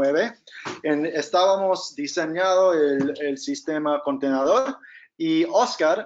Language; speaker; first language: Spanish; non-native, fluent; English